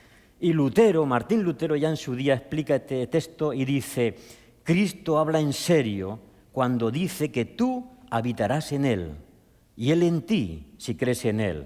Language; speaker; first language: Spanish; native; Spanish